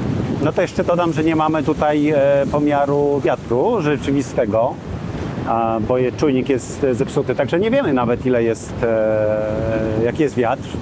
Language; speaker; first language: Polish; native; Polish